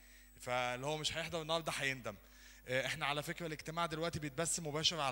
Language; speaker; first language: Arabic; native; Arabic